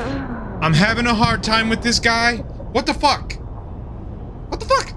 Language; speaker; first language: English; native; English